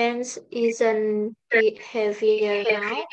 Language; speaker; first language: English; non-native, learner; Indonesian